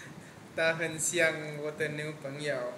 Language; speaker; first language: Chinese; non-native, learner; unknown